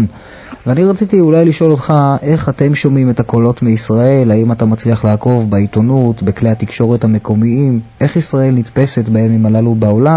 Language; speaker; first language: Hebrew; native; Hebrew